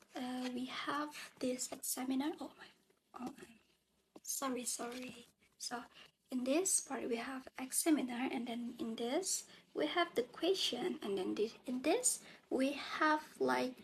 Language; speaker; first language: English; non-native, learner; Indonesian